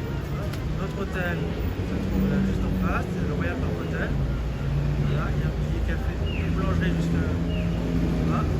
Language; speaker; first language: French; native; French